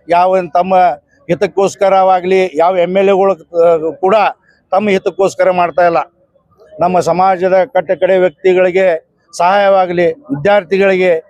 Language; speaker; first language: Kannada; native; Kannada